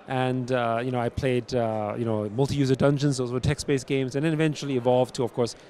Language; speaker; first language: English; early bilingual, other home language; German